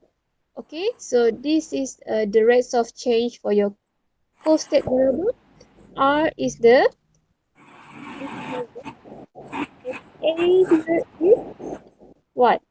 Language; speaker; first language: English; non-native, local second language; Malay